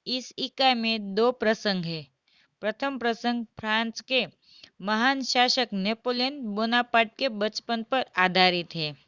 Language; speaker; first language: Hindi; non-native, local second language; Gujarati